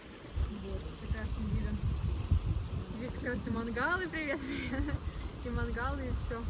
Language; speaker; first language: Russian; native; Russian